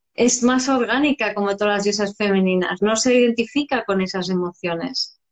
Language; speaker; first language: Spanish; native; Spanish